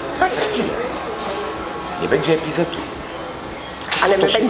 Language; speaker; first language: Polish; native; Polish